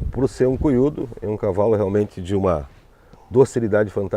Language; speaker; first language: Portuguese; native; Portuguese